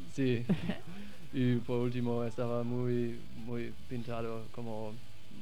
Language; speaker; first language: Spanish; non-native, fluent; German